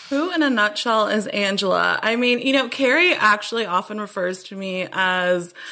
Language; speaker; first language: English; native; English